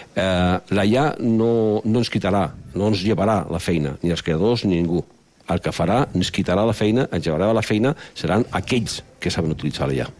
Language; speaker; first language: Catalan; non-native, local second language; Spanish